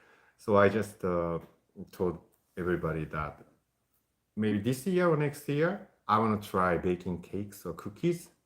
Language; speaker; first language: English; non-native, fluent; Japanese